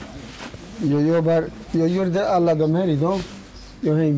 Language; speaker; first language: Swedish; non-native, learner; Turoyo